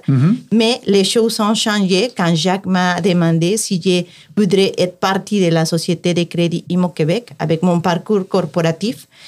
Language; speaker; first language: French; non-native, fluent; Spanish